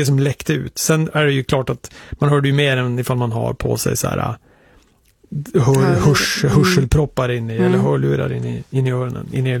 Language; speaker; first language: Swedish; native; Swedish